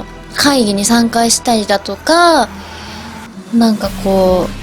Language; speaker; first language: Japanese; native; Japanese